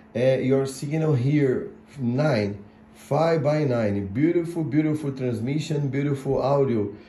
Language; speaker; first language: English; non-native, learner; Portuguese